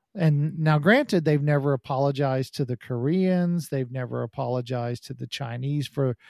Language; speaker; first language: English; native; English